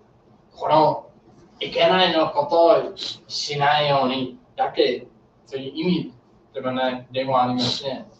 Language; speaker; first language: Japanese; non-native, learner; English